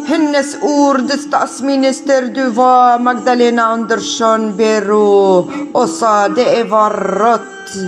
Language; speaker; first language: Swedish; non-native, learner; Kurdish